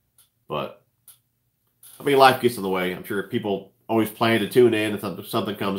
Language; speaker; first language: English; native; English